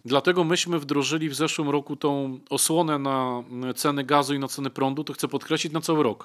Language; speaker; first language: Polish; native; Polish